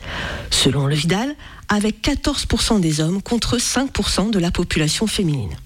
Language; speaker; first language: French; native; French